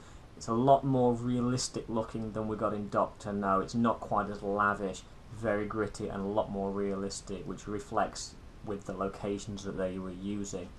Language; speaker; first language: English; native; English